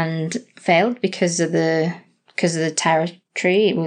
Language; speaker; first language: English; native; English